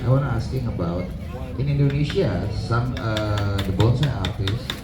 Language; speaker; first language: English; non-native, learner; Indonesian